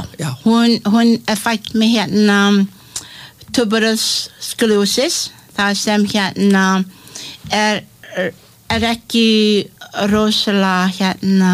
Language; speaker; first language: Icelandic; non-native, learner; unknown